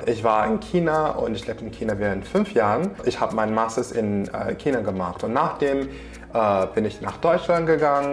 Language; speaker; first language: German; non-native, fluent; English